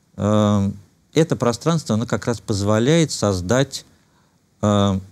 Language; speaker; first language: Russian; native; Russian